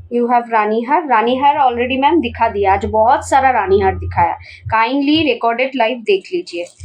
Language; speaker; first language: Hindi; non-native, local second language; Bangla